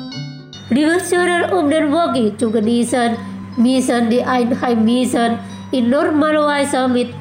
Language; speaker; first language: German; non-native, fluent; Indonesian